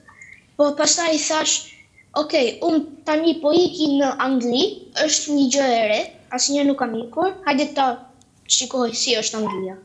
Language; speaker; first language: Albanian; early bilingual, heritage; Albanian